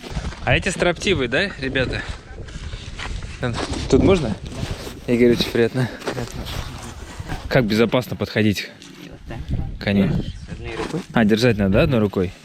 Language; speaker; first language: Russian; native; Russian